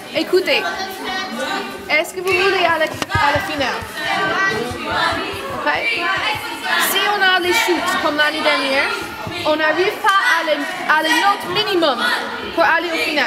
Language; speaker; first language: French; non-native, fluent; English